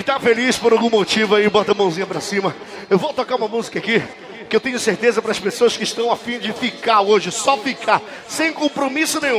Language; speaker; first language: Portuguese; native; Portuguese